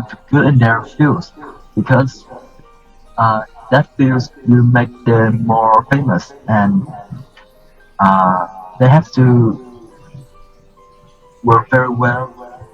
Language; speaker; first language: English; non-native, learner; Vietnamese